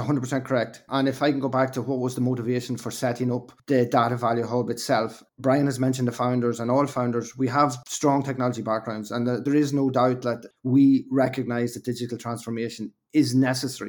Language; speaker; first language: English; native; English